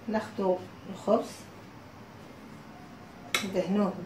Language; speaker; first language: Arabic; native; Arabic